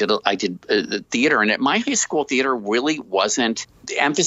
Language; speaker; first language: English; native; English